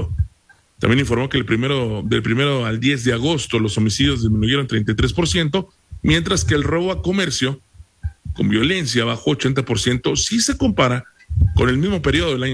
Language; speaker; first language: Spanish; native; Spanish